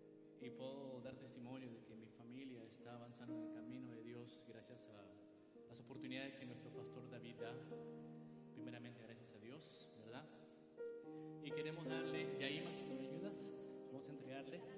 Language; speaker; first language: Spanish; native; Spanish